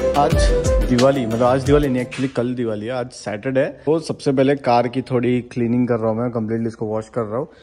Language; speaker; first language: Hindi; non-native, local second language; Marathi